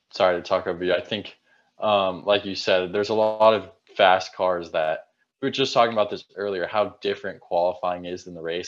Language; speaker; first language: English; native; English